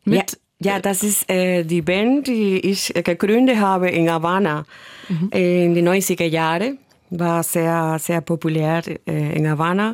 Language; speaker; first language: German; non-native, fluent; Spanish